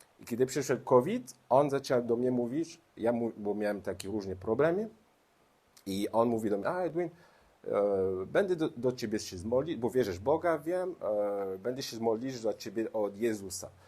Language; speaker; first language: Polish; non-native, learner; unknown